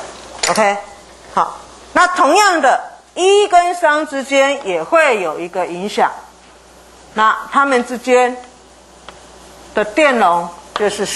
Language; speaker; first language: Chinese; native; Chinese